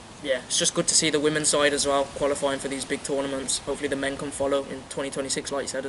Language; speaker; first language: English; native; English